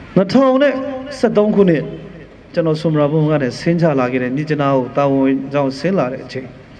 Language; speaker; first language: Burmese; non-native, local second language; Kachin